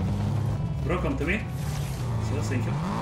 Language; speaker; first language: English; non-native, learner; Russian